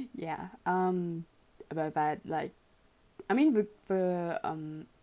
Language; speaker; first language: English; early bilingual, other home language; German